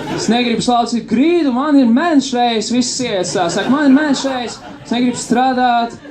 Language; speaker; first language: Latvian; non-native, local second language; Russian